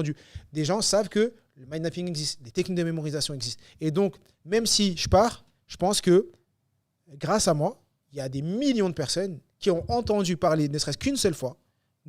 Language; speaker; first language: French; native; French